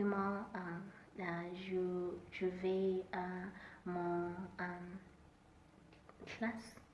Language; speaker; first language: French; non-native, learner; Southern Sotho